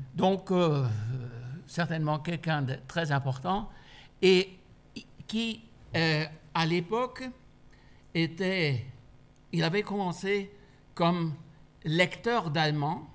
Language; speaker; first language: French; non-native, fluent; German